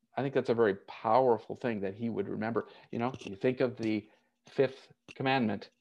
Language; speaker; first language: English; native; English